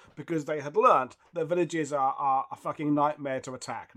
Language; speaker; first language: English; native; English